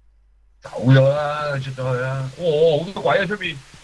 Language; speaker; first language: Chinese; native; Chinese